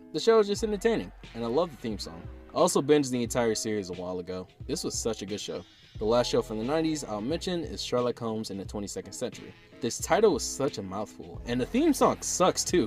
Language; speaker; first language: English; native; English